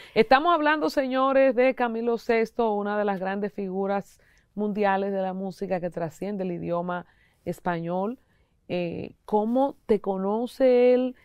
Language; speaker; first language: Spanish; native; Spanish